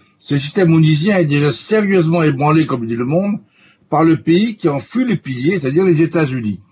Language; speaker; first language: French; native; French